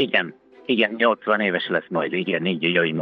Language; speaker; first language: Hungarian; non-native, fluent; Italian